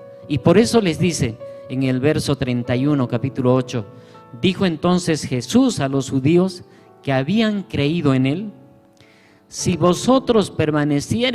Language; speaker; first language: Spanish; native; Spanish